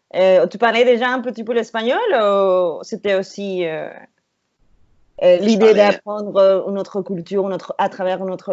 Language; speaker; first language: French; non-native, fluent; Spanish